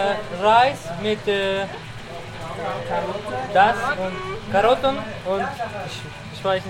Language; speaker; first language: German; non-native, learner; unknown